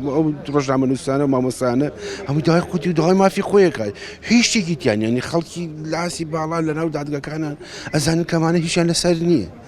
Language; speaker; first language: Central Kurdish; native; Central Kurdish